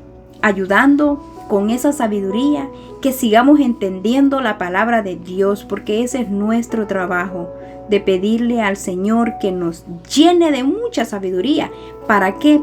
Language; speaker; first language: Spanish; native; Spanish